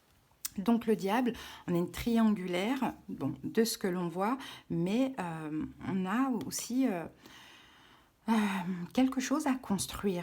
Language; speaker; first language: French; native; French